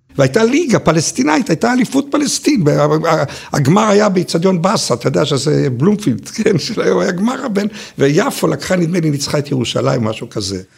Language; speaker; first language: Hebrew; native; Hebrew